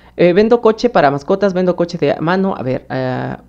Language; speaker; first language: Spanish; native; Spanish